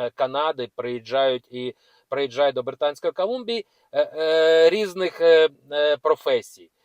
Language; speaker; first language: Ukrainian; non-native, local second language; Russian